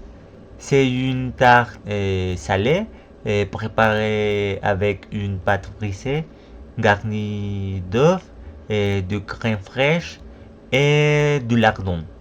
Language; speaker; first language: French; non-native, learner; Spanish